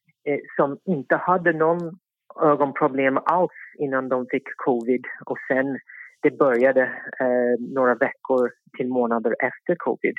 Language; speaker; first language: Swedish; non-native, fluent; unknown